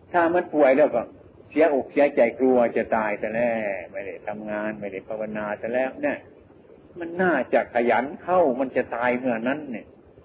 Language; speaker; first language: Thai; non-native, local second language; Northeastern Thai